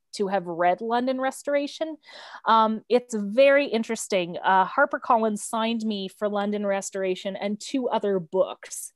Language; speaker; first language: English; native; English